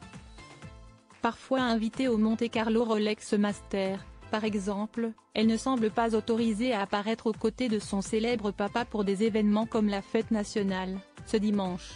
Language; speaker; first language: French; native; French